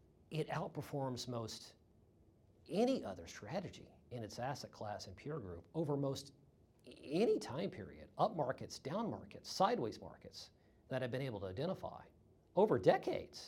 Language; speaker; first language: English; native; English